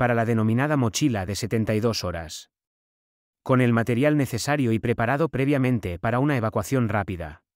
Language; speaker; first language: Spanish; native; Spanish